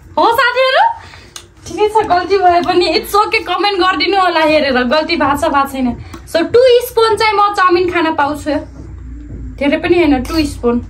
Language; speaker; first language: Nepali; non-native, local second language; Dangaura Tharu